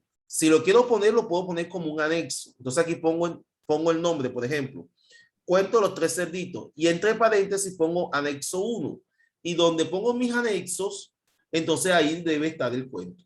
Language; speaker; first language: Spanish; native; Spanish